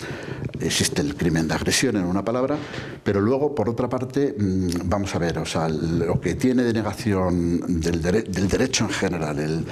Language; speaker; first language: Spanish; native; Spanish